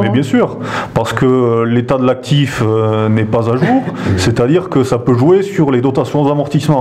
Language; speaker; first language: French; native; French